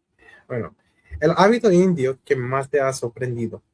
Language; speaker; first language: Spanish; non-native, fluent; Hindi